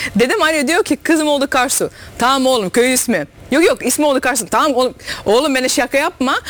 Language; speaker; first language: Turkish; early bilingual, heritage; Turkish